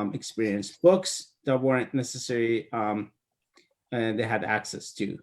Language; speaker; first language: English; non-native, fluent; Persian